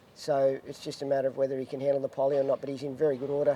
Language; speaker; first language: English; native; English